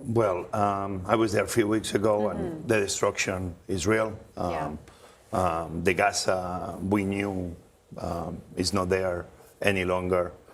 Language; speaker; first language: English; non-native, fluent; Spanish